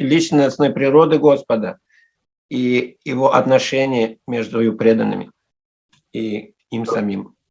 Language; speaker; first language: Russian; native; Russian